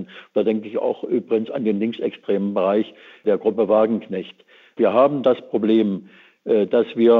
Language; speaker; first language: German; native; German